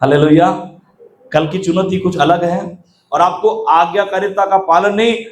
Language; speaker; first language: Hindi; non-native, local second language; Marathi